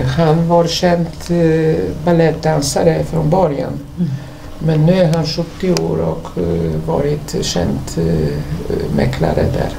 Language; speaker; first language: Swedish; non-native, fluent; Polish